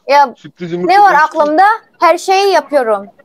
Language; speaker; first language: Turkish; non-native, learner; Indonesian